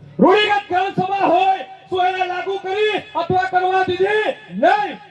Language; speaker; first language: Gujarati; non-native, local second language; Bhili